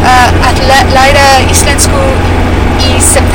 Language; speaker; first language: Icelandic; non-native, learner; English